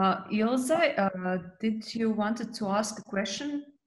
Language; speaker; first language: English; non-native, fluent; Latvian